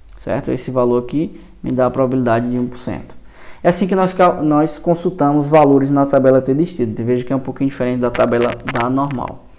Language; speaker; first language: Portuguese; native; Portuguese